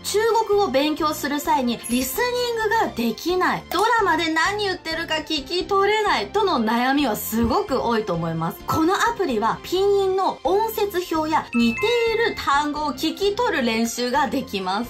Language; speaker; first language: Japanese; non-native, fluent; Chinese